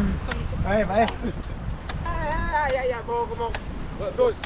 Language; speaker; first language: Portuguese; non-native, learner; French